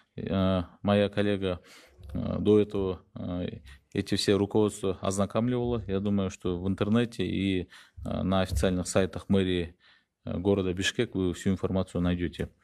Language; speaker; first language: Russian; non-native, local second language; Kyrgyz